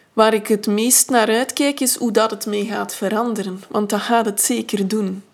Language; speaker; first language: Dutch; native; Dutch